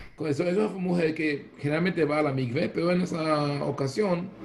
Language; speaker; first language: Spanish; non-native, fluent; Hebrew